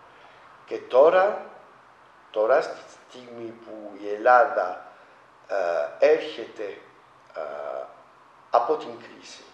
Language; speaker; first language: Greek; non-native, fluent; French